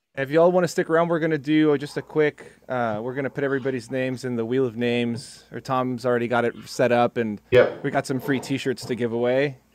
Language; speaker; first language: English; early bilingual, other home language; Spanish